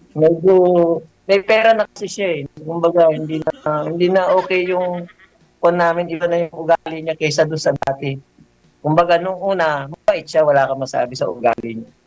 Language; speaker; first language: Filipino; native; Filipino